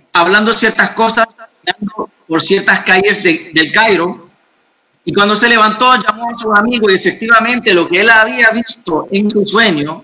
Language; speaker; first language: Spanish; non-native, fluent; Arabic